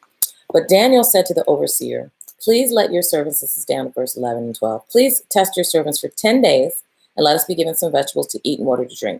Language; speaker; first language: English; native; English